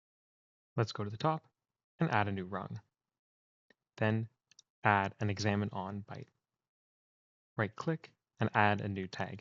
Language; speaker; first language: English; native; English